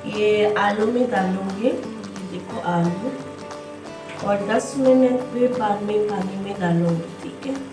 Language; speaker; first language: Hindi; non-native, learner; Filipino